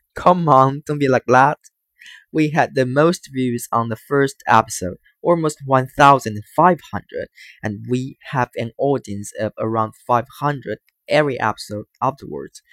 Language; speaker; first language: English; non-native, fluent; Chinese